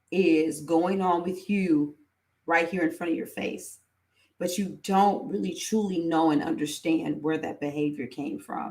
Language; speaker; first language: English; native; English